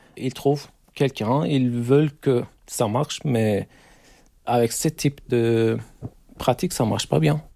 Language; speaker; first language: French; non-native, fluent; Turkish